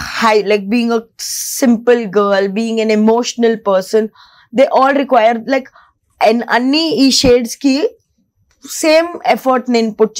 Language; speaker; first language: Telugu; non-native, local second language; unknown